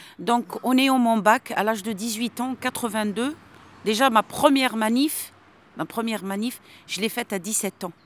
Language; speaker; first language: French; non-native, local second language; Arabic